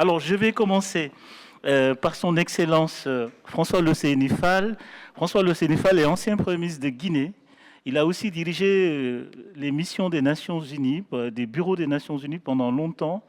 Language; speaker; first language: French; non-native, local second language; Wolof